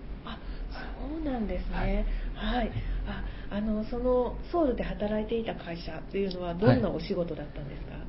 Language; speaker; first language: Japanese; native; Japanese